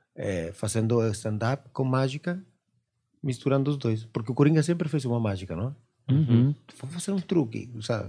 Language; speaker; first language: Portuguese; non-native, fluent; Spanish